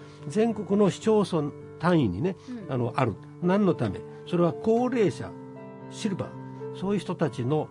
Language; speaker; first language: Japanese; native; Japanese